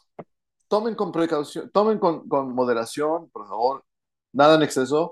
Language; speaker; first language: Spanish; early bilingual, heritage; Spanish